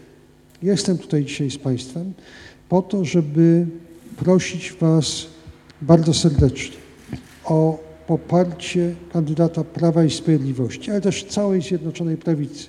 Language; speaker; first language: Polish; native; Polish